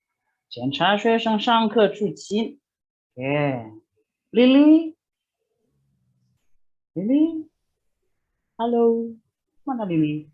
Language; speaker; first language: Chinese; non-native, fluent; Indonesian